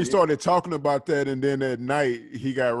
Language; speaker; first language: English; native; English